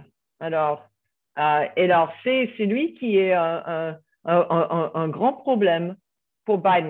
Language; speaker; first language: French; non-native, fluent; English